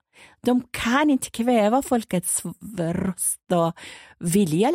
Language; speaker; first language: Swedish; non-native, fluent; Persian